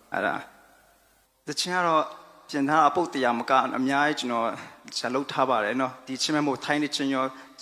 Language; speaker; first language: Burmese; non-native, local second language; Kachin